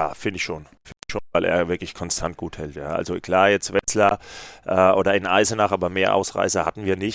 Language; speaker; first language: German; native; German